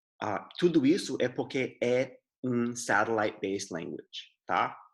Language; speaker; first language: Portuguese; non-native, fluent; English